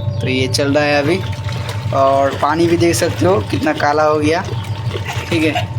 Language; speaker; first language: Hindi; non-native, local second language; Bangla